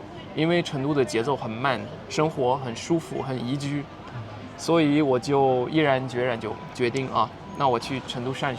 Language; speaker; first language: Chinese; non-native, fluent; Dutch